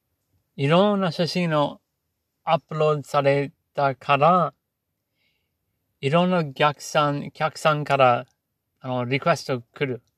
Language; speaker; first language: Japanese; non-native, learner; English